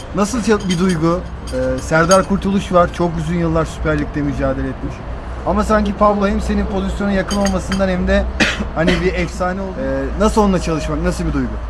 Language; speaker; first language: Turkish; native; Turkish